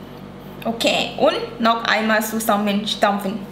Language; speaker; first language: German; non-native, learner; Thai